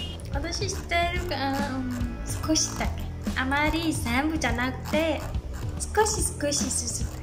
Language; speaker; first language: Japanese; non-native, learner; Burmese